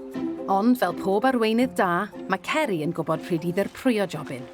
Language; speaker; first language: Welsh; native; Welsh